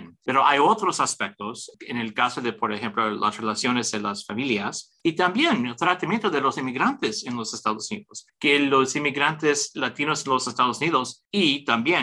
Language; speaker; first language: Spanish; early bilingual, heritage; English